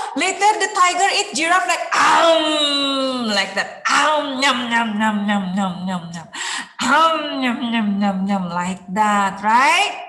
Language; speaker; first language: English; non-native, fluent; Indonesian